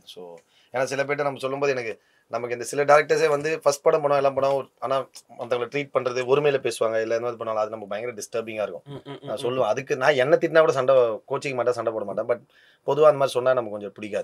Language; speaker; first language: Tamil; native; Tamil